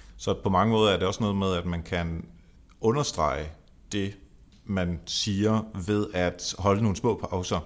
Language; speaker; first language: Danish; native; Danish